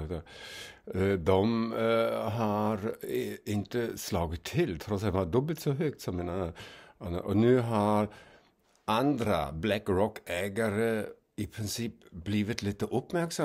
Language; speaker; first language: Swedish; non-native, fluent; German